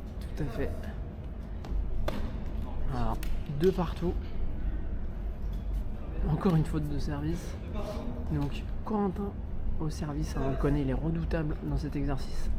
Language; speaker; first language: French; native; French